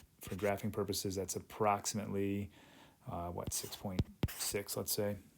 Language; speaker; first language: English; native; English